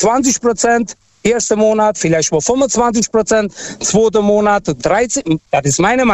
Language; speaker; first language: German; non-native, fluent; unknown